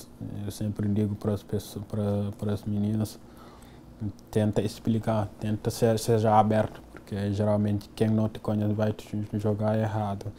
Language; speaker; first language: Portuguese; non-native, fluent; Wolof